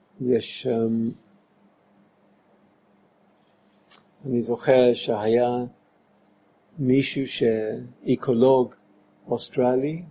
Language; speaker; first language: Hebrew; non-native, fluent; English